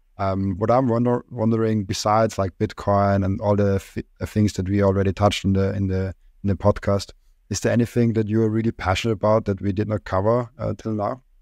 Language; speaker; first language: English; non-native, fluent; German